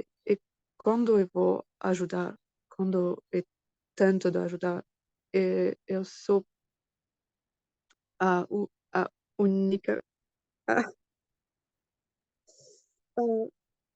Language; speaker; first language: Portuguese; non-native, learner; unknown